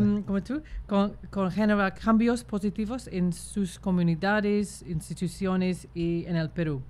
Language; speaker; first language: Spanish; non-native, fluent; English